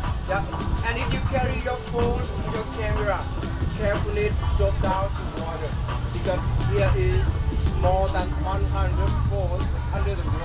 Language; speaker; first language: English; non-native, learner; Vietnamese